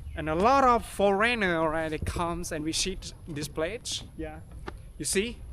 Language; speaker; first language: English; non-native, learner; Thai